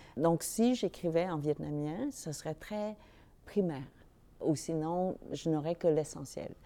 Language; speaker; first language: French; early bilingual, other home language; Vietnamese